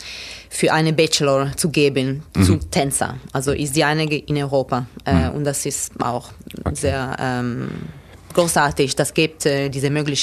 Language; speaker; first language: German; non-native, learner; Italian